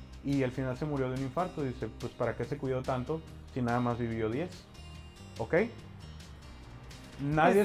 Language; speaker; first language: Spanish; native; Spanish